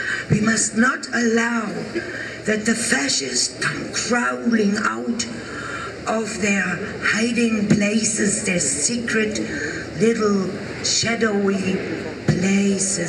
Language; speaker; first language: English; non-native, fluent; German